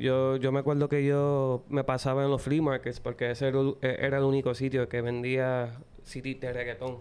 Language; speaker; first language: Spanish; early bilingual, other home language; English